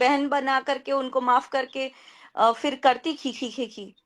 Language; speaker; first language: Hindi; native; Hindi